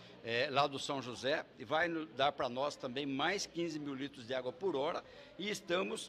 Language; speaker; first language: Portuguese; native; Portuguese